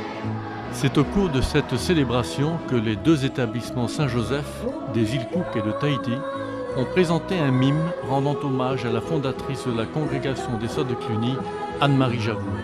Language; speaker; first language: French; native; French